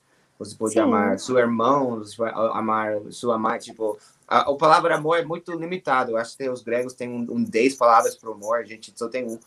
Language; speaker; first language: Portuguese; non-native, learner; English